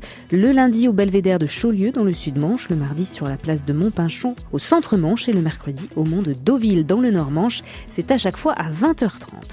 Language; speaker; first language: French; native; French